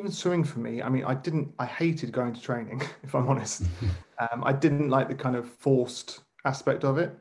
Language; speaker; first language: English; native; English